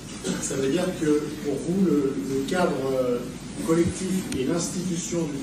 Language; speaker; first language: French; native; French